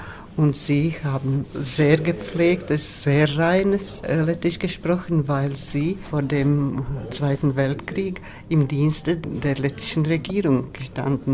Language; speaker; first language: German; non-native, fluent; Latvian